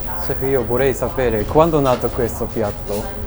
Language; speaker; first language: Italian; non-native, learner; Japanese